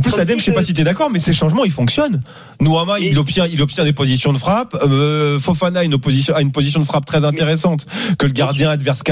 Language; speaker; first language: French; native; French